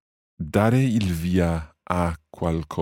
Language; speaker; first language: Italian; non-native, fluent; English